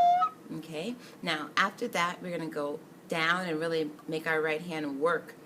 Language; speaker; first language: English; native; English